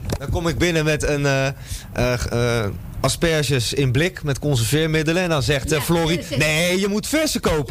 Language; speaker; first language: Dutch; native; Dutch